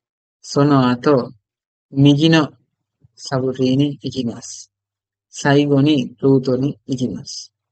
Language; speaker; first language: Japanese; non-native, fluent; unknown